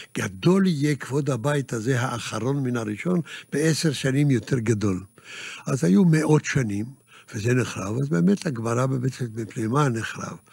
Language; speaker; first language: Hebrew; early bilingual, other home language; Yiddish